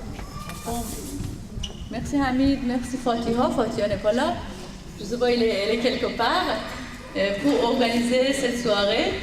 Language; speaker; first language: French; non-native, fluent; Persian